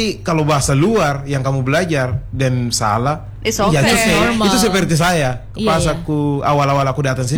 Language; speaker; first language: Indonesian; non-native, fluent; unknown